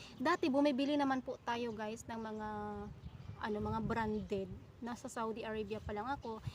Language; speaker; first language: Filipino; non-native, local second language; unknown